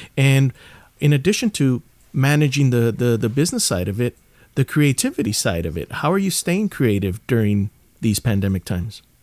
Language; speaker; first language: English; native; English